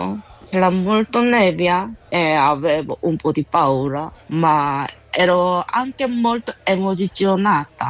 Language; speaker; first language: Italian; non-native, learner; Korean